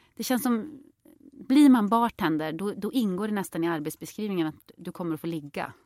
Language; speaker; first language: Swedish; native; Swedish